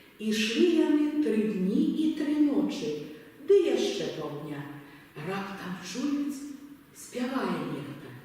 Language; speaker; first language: Belarusian; native; Belarusian